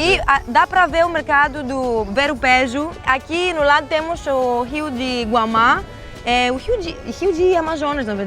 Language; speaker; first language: Portuguese; non-native, fluent; Greek